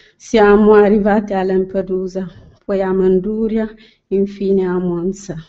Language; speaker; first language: Italian; non-native, learner; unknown